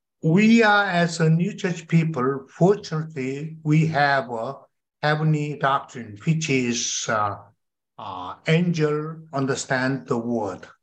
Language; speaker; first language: English; non-native, learner; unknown